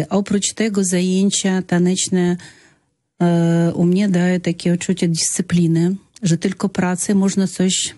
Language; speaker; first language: Polish; non-native, learner; Russian